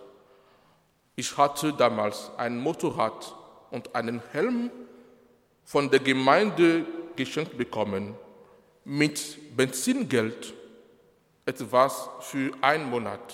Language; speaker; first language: German; non-native, fluent; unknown